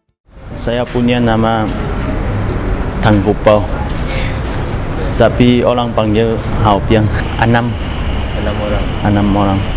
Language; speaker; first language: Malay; non-native, learner; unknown